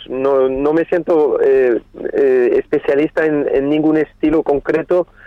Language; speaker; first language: Spanish; non-native, fluent; French